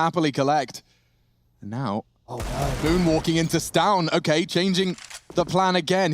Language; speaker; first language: English; native; English